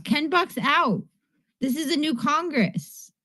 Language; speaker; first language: English; native; English